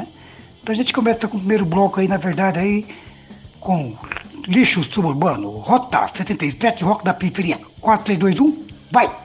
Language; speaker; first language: Portuguese; native; Portuguese